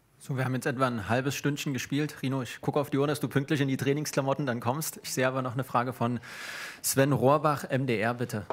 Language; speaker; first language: German; native; German